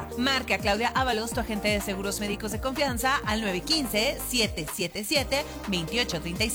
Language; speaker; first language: Spanish; native; Spanish